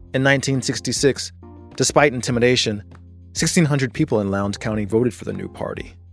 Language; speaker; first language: English; native; English